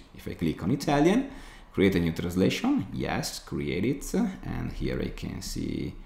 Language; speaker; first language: English; non-native, fluent; Italian